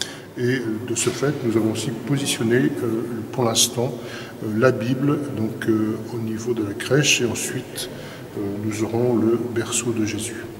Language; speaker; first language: French; native; French